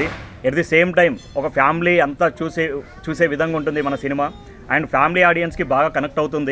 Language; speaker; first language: Telugu; native; Telugu